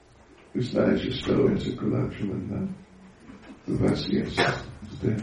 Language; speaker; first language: Russian; non-native, learner; English